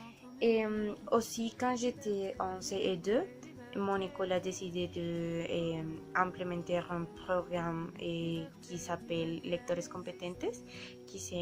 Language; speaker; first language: French; non-native, learner; Spanish